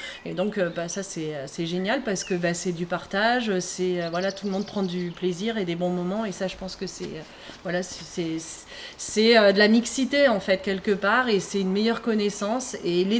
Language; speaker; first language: French; native; French